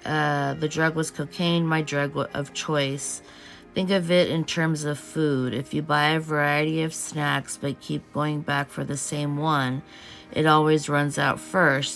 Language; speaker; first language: English; early bilingual, other home language; Portuguese